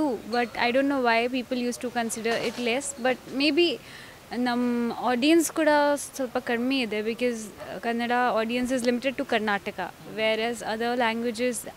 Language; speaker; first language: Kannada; non-native, fluent; Hindi